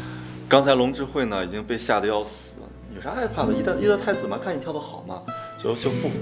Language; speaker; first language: Chinese; native; Chinese